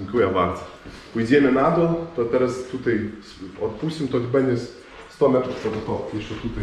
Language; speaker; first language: Polish; non-native, learner; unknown